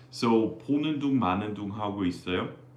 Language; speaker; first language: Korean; non-native, fluent; English